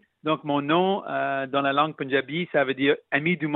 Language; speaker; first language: French; non-native, local second language; Punjabi